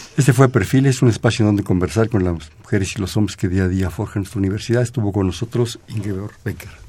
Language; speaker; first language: Spanish; native; Spanish